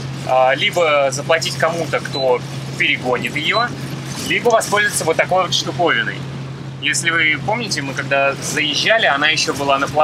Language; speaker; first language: Russian; native; Russian